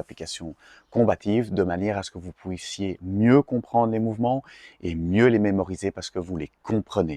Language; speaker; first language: French; native; French